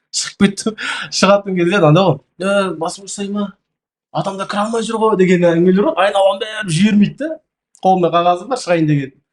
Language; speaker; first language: Kazakh; native; Kazakh